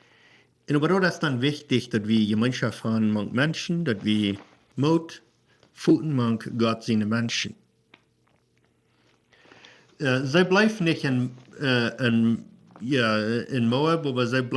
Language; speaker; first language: German; non-native, learner; Plautdietsch